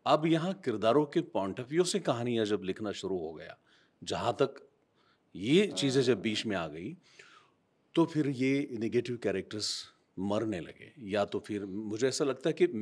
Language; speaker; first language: Hindi; non-native, local second language; Marathi